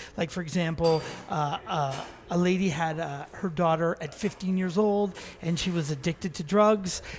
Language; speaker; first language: English; native; English